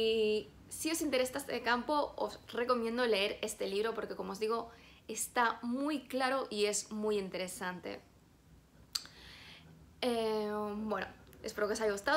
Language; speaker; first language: Spanish; native; Spanish